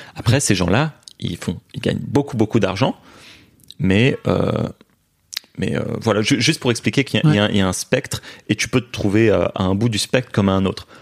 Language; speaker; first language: French; native; French